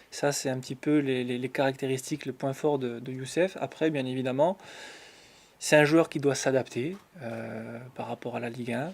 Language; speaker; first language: French; native; French